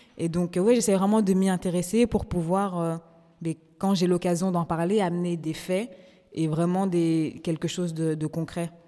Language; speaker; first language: French; native; French